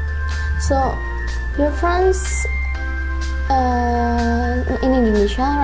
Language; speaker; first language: English; non-native, learner; Indonesian